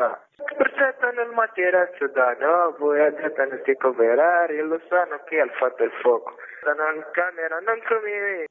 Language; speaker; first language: Italian; non-native, learner; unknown